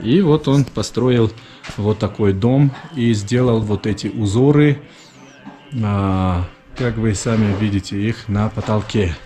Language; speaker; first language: Russian; non-native, local second language; Tajik